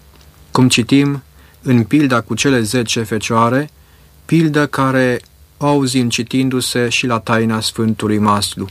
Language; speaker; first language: Romanian; native; Romanian